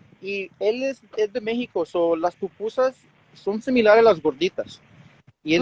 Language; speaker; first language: Spanish; early bilingual, heritage; Spanish